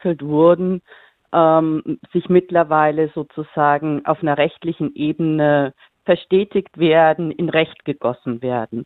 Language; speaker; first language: German; native; German